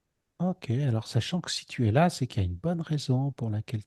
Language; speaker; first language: French; native; French